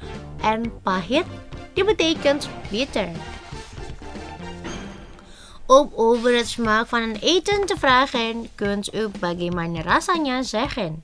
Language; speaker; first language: Dutch; non-native, learner; Indonesian